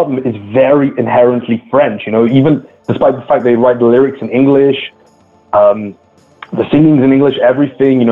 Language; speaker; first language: English; native; English